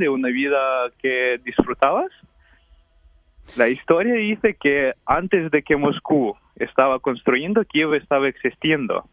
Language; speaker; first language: Spanish; non-native, fluent; Ukrainian